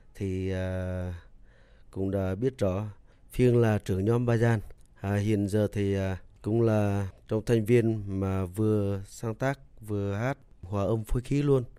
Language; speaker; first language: Vietnamese; non-native, local second language; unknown